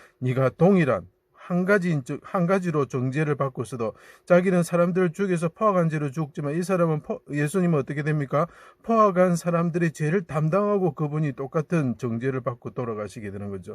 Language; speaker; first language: Korean; native; Korean